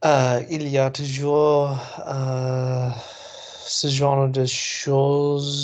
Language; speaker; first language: French; non-native, learner; English